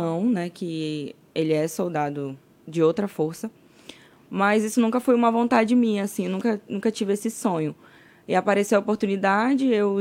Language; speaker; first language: Portuguese; native; Portuguese